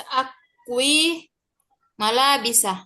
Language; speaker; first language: Arabic; non-native, learner; Indonesian